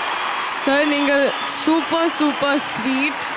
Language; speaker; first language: Tamil; non-native, learner; Telugu